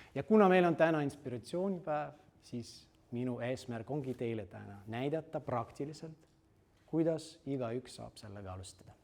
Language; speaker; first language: Estonian; non-native, fluent; Russian